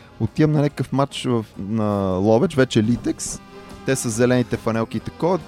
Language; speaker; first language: Bulgarian; native; Bulgarian